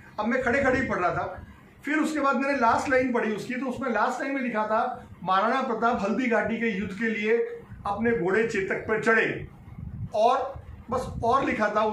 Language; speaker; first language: Hindi; native; Hindi